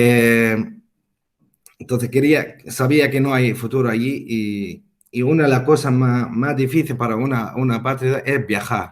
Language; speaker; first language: Spanish; non-native, fluent; Arabic